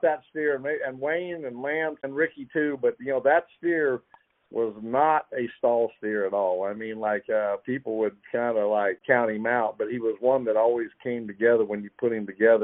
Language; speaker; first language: English; native; English